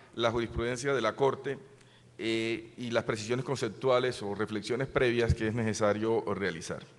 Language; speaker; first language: Spanish; native; Spanish